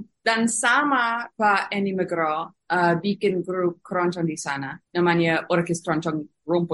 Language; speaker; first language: Indonesian; non-native, fluent; English